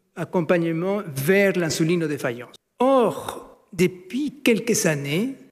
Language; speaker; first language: French; non-native, fluent; Spanish